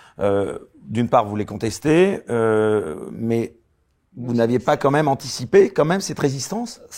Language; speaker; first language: French; native; French